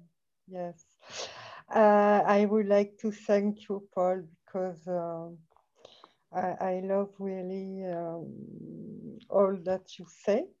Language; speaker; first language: English; non-native, fluent; French